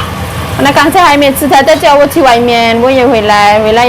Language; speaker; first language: Chinese; non-native, learner; Indonesian